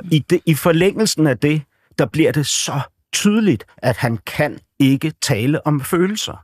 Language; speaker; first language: Danish; native; Danish